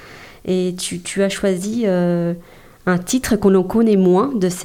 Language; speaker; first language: French; native; French